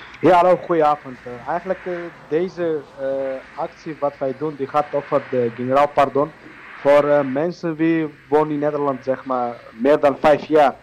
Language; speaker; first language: Dutch; non-native, learner; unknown